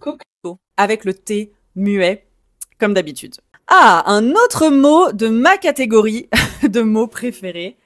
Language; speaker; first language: French; native; French